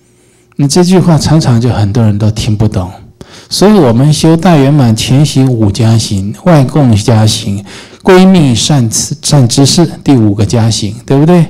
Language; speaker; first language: Chinese; native; Chinese